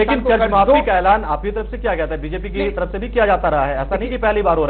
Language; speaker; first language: Hindi; native; Hindi